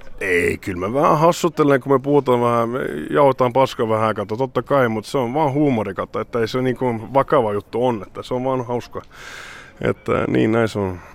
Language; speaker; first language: Finnish; early bilingual, heritage; Swedish